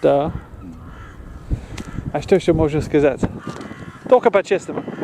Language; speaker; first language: Russian; non-native, learner; English